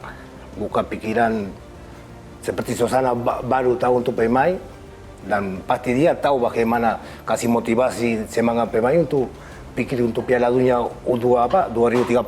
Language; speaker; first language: Indonesian; non-native, fluent; Spanish